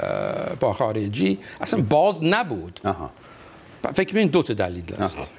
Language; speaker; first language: Persian; non-native, fluent; English